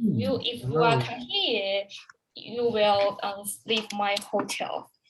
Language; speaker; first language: English; non-native, learner; Chinese